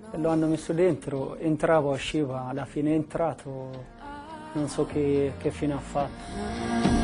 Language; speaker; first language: Italian; non-native, fluent; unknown